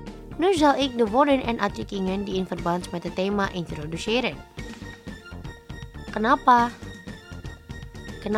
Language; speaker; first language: Dutch; non-native, fluent; Indonesian